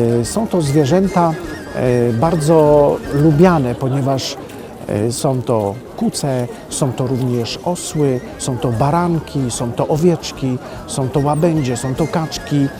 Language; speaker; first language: Polish; native; Polish